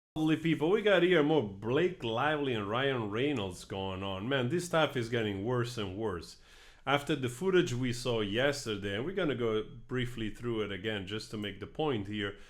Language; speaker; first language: English; non-native, fluent; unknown